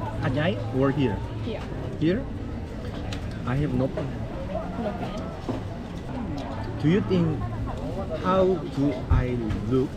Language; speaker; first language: English; non-native, learner; Korean